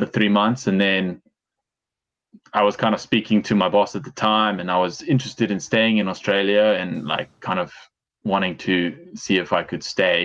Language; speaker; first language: English; native; English